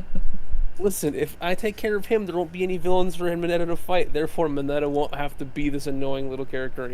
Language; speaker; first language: English; native; English